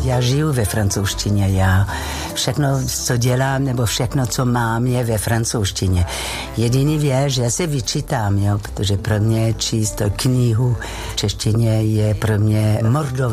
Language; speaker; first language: Czech; non-native, learner; French